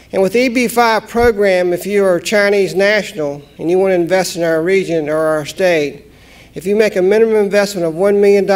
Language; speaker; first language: English; native; English